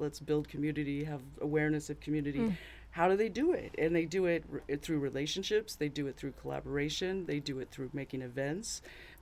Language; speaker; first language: English; native; English